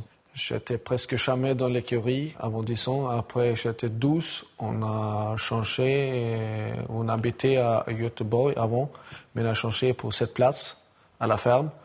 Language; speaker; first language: French; non-native, learner; Swedish